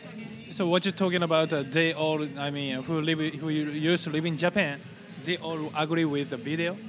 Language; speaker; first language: English; non-native, learner; Japanese